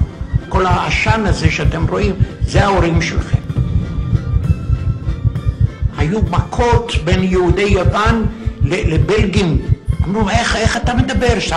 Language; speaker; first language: Hebrew; non-native, fluent; Ladino